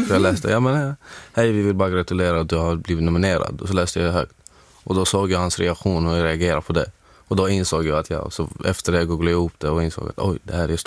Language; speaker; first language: Swedish; non-native, fluent; Arabic